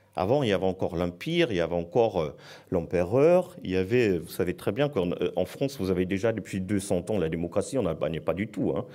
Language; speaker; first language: French; non-native, fluent; German